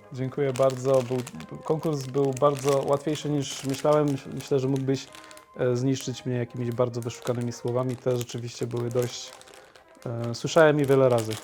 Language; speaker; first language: Polish; native; Polish